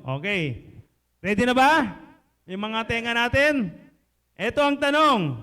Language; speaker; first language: Filipino; non-native, local second language; Pampanga